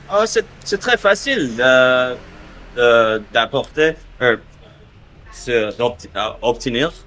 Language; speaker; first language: French; non-native, learner; English